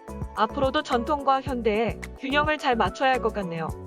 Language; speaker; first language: Korean; native; Korean